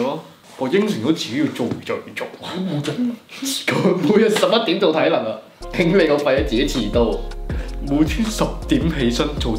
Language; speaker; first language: Chinese; native; Chinese